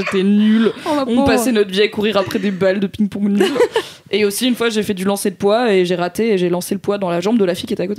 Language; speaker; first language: French; native; French